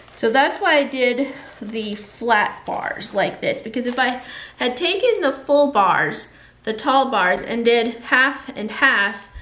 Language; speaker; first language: English; native; English